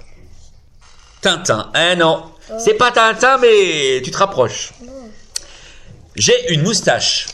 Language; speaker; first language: French; native; French